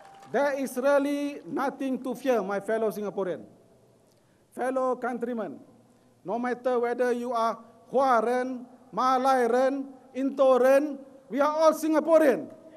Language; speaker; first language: English; non-native, local second language; Malay